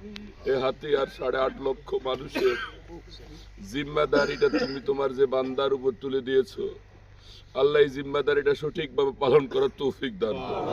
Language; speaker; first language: Bangla; native; Bangla